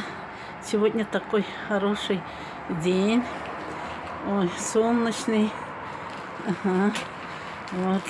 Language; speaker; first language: Russian; non-native, local second language; Tatar